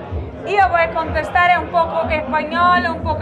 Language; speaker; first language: Italian; non-native, learner; Portuguese